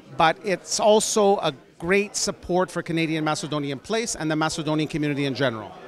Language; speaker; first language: English; early bilingual, other home language; Macedonian